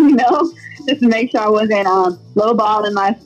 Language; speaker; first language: English; native; English